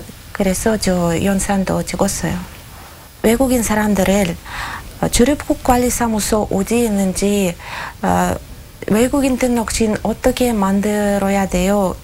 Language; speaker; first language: Korean; non-native, learner; Russian